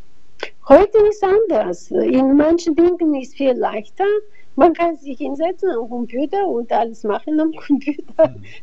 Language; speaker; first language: German; non-native, fluent; Bulgarian